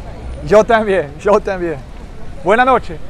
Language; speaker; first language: Spanish; non-native, learner; English